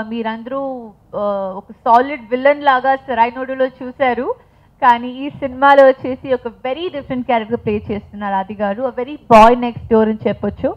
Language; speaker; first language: Telugu; non-native, fluent; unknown